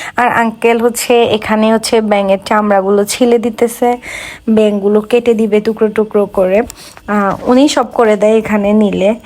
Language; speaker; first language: Bangla; non-native, local second language; Chakma